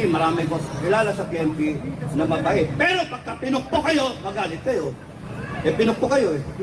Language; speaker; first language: Filipino; native; Filipino